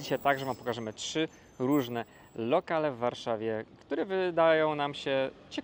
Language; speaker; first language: Polish; native; Polish